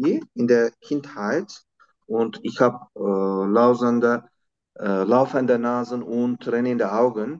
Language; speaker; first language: German; non-native, learner; Turkish